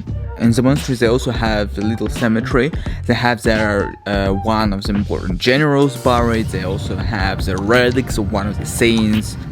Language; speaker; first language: English; non-native, fluent; Russian